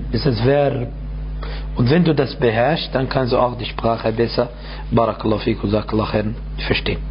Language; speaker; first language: German; non-native, fluent; Arabic